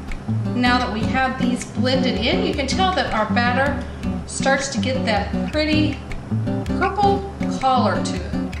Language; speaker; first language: English; native; English